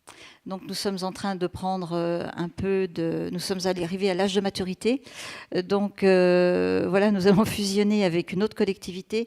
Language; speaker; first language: French; native; French